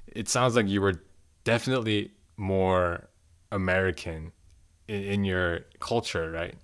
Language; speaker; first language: English; early bilingual, other home language; Korean